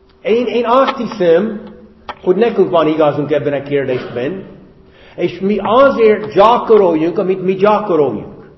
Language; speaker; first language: Hungarian; non-native, fluent; English